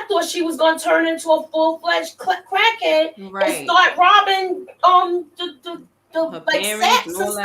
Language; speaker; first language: English; native; English